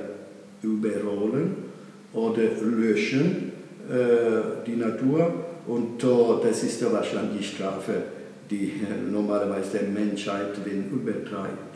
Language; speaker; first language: German; non-native, fluent; Italian